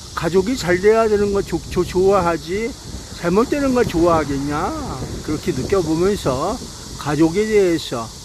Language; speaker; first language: Korean; native; Korean